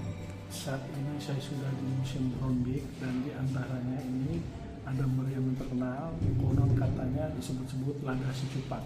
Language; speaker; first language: Indonesian; native; Indonesian